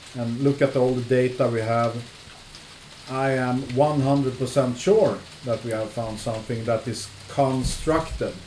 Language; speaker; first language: English; non-native, fluent; Swedish